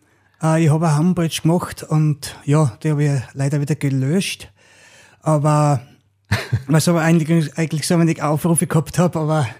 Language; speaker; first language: German; native; German